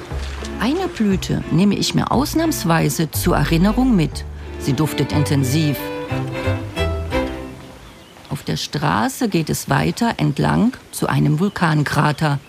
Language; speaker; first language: German; native; German